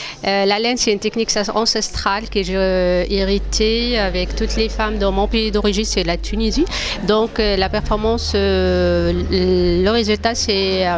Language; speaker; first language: French; non-native, local second language; Arabic